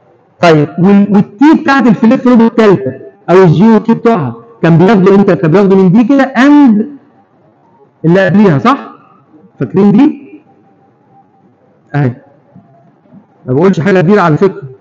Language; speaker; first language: Arabic; native; Arabic